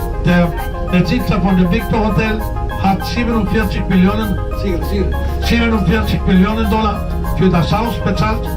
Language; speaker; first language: German; non-native, fluent; Spanish